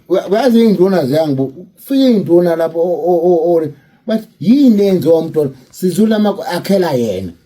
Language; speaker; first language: Zulu; native; Zulu